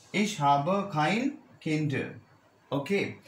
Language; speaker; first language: German; non-native, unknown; Hindi